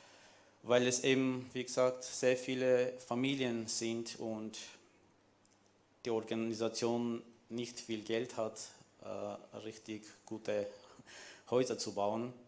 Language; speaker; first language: German; non-native, fluent; Armenian